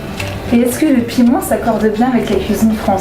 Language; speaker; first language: French; native; French